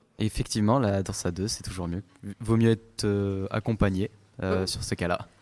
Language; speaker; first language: French; native; French